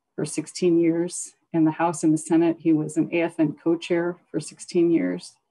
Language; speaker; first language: English; native; English